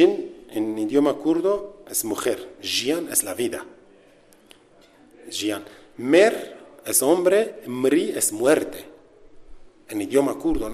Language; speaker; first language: Spanish; non-native, learner; Kurdish